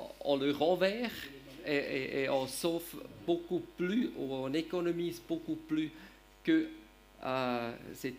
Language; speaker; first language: French; non-native, learner; German